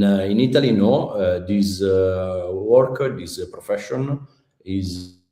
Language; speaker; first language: English; non-native, learner; Italian